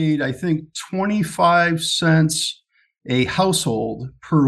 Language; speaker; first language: English; native; English